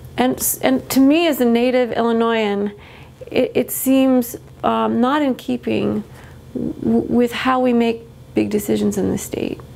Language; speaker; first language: English; native; English